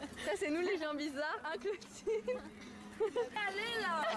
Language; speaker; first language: French; native; French